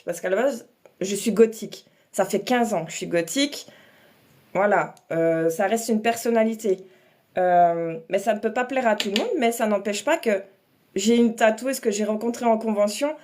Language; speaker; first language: French; native; French